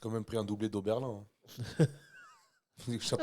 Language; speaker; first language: French; native; French